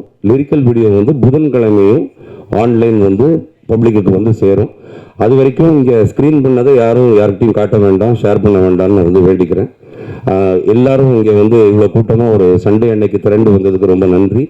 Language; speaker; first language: Tamil; native; Tamil